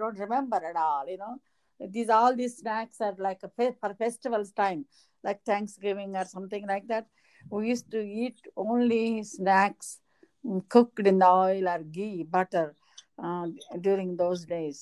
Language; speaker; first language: English; non-native, local second language; Telugu